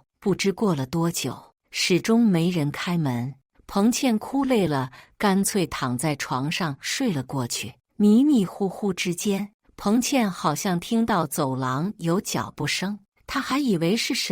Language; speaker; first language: Chinese; native; Chinese